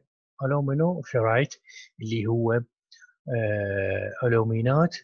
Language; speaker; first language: Arabic; native; Arabic